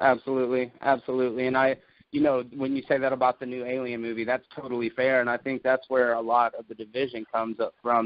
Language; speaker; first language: English; native; English